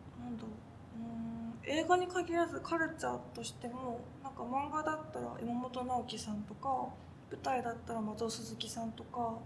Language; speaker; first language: Japanese; native; Japanese